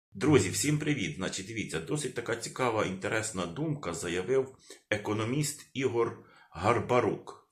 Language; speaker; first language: Ukrainian; non-native, local second language; Russian